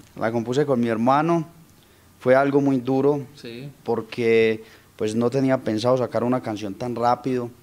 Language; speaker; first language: Spanish; native; Spanish